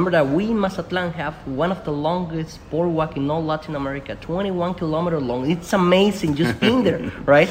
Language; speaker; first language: English; non-native, fluent; Spanish